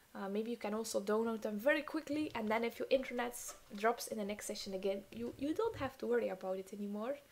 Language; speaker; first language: English; non-native, fluent; Dutch